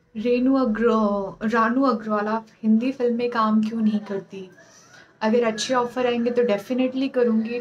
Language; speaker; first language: Hindi; native; Hindi